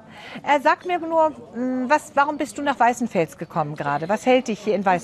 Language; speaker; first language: German; native; German